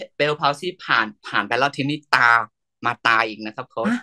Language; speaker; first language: Thai; non-native, fluent; Burmese